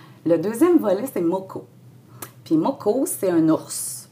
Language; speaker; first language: French; native; French